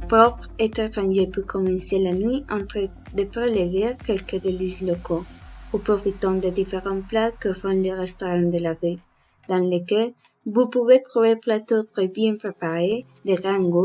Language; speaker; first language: French; non-native, learner; Spanish